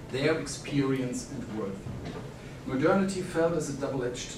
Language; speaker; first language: English; non-native, fluent; German